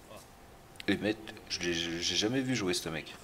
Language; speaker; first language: French; native; French